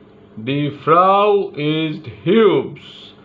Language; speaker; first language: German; non-native, learner; Bangla